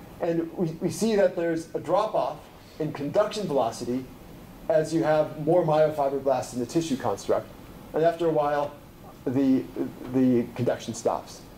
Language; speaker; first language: English; native; English